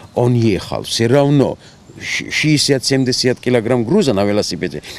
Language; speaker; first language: Russian; non-native, local second language; Georgian